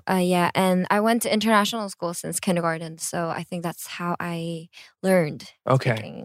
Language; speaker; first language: English; non-native, fluent; Korean